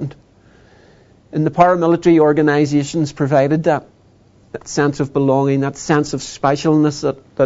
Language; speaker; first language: English; native; English